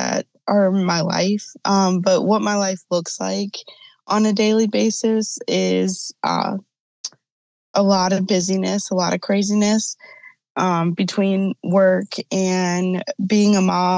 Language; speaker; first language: English; native; English